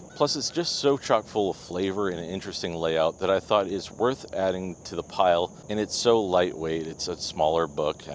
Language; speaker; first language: English; native; English